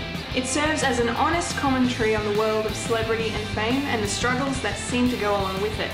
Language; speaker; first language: English; native; English